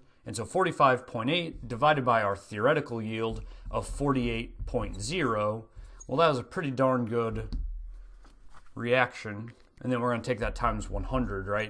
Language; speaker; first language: English; native; English